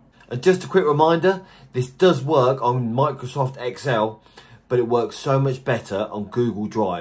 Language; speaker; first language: English; native; English